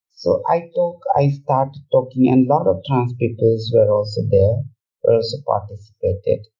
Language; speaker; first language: English; non-native, local second language; Manipuri